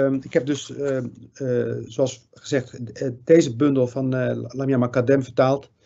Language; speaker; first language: Dutch; early bilingual, other home language; Riffian